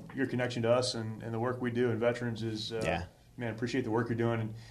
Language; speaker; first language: English; native; English